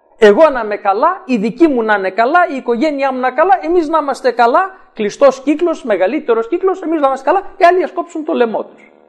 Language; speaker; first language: Greek; native; Greek